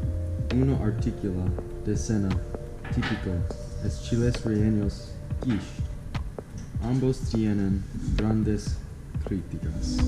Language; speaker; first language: Spanish; non-native, learner; English